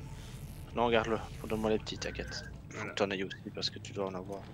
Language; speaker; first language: French; native; French